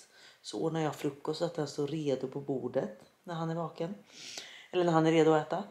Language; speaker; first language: Swedish; native; Swedish